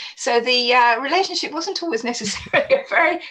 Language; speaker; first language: English; native; English